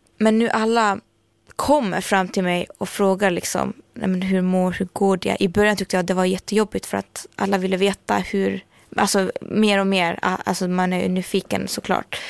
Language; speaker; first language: Swedish; non-native, learner; Albanian